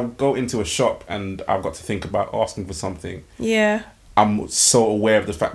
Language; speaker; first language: English; native; English